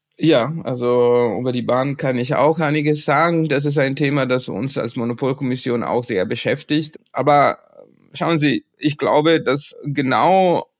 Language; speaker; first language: German; non-native, fluent; Italian